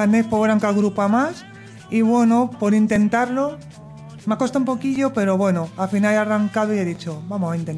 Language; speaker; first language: Spanish; native; Spanish